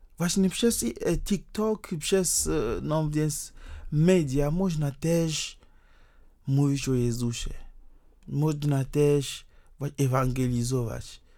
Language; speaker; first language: Polish; non-native, fluent; Ewe